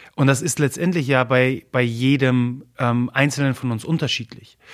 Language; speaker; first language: German; early bilingual, other home language; Polish